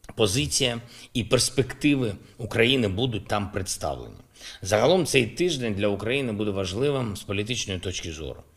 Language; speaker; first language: Ukrainian; non-native, local second language; Russian